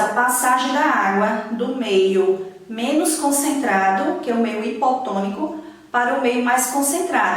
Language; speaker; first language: Portuguese; native; Portuguese